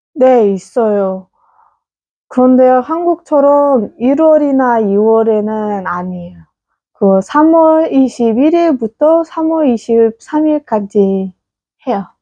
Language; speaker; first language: Korean; non-native, fluent; Kazakh